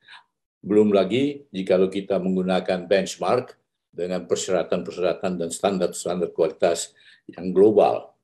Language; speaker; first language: Malay; native; Malay